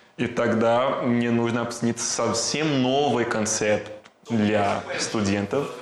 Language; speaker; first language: Russian; non-native, fluent; Portuguese